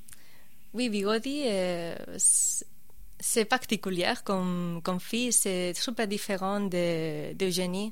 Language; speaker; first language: French; non-native, fluent; Spanish